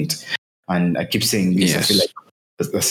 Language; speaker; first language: English; non-native, local second language; Ganda